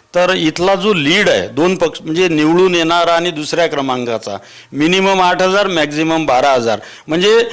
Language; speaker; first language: Marathi; native; Marathi